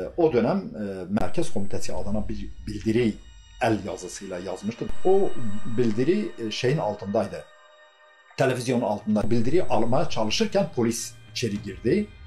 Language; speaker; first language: Turkish; non-native, local second language; Kurdish